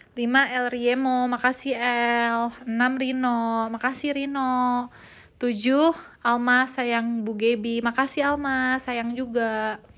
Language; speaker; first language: Indonesian; native; Indonesian